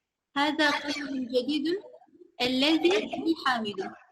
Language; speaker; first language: Arabic; non-native, learner; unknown